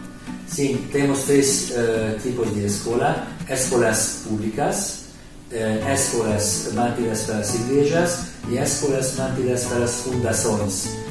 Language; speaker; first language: Portuguese; non-native, learner; Hungarian